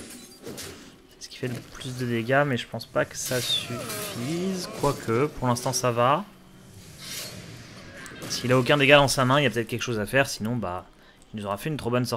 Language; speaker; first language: French; native; French